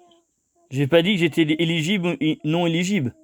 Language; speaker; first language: French; native; French